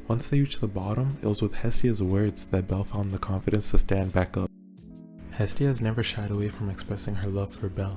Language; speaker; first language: English; native; English